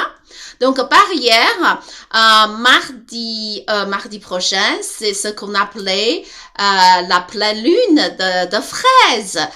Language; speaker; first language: French; non-native, learner; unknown